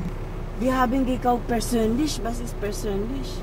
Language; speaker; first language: German; non-native, learner; Filipino